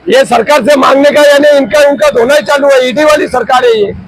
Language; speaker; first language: Hindi; non-native, local second language; Marathi